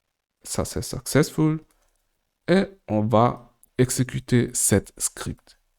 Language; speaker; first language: French; non-native, learner; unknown